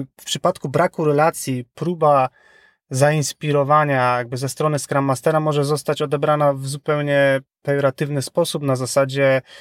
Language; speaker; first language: Polish; native; Polish